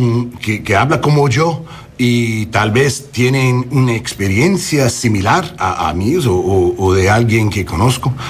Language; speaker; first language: Spanish; early bilingual, heritage; English